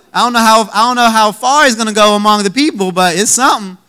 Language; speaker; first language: English; native; English